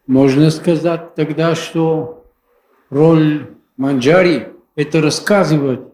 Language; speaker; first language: Russian; non-native, fluent; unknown